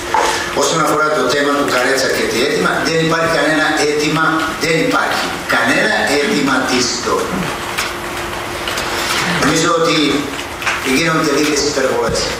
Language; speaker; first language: Greek; non-native, fluent; Serbian